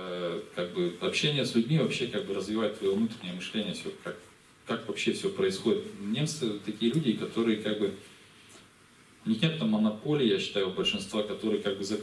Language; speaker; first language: Russian; native; Russian